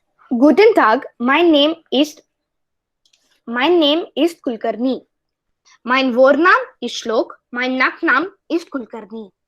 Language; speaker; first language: German; non-native, learner; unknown